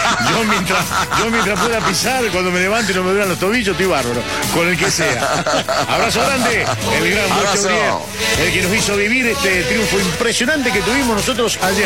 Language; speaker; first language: Spanish; native; Spanish